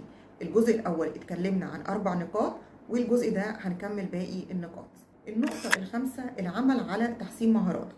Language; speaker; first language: Arabic; native; Arabic